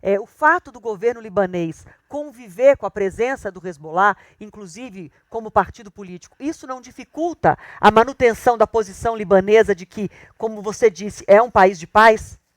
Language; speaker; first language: Portuguese; native; Portuguese